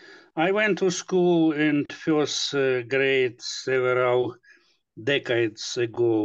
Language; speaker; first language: English; non-native, learner; Russian